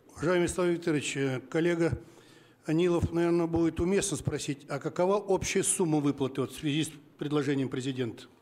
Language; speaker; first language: Russian; native; Russian